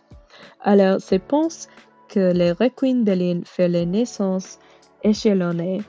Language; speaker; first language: French; non-native, learner; English